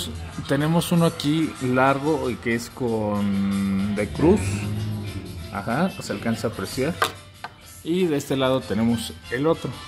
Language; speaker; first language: Spanish; native; Spanish